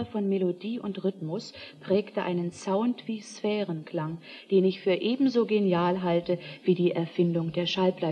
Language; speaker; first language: German; native; German